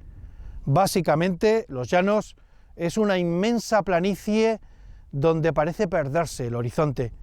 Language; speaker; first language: Spanish; native; Spanish